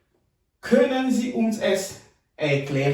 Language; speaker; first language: German; non-native, fluent; French